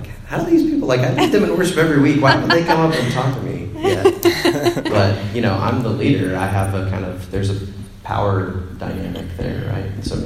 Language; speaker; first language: English; native; English